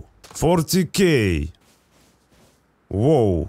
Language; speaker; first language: English; non-native, learner; Russian